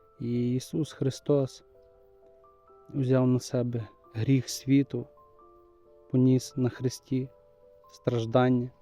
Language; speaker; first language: Ukrainian; native; Ukrainian